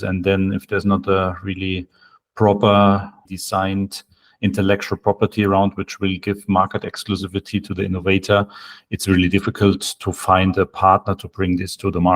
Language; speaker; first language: English; non-native, fluent; German